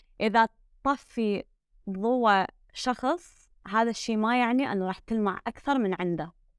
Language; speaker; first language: Arabic; early bilingual, other home language; French